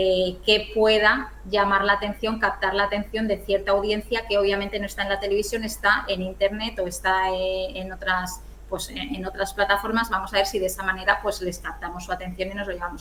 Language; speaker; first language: Spanish; native; Spanish